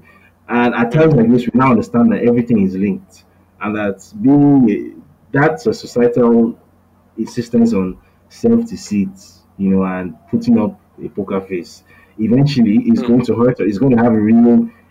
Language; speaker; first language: English; non-native, local second language; Yoruba